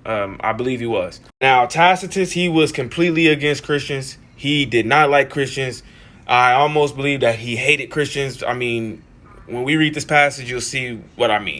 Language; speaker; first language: English; native; English